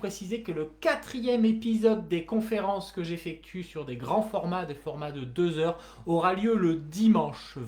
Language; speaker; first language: French; native; French